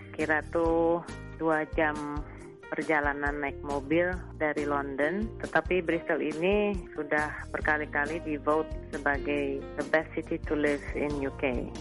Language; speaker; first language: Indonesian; native; Indonesian